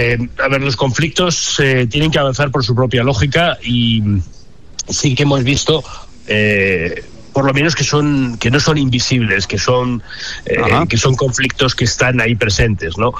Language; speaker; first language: Spanish; native; Spanish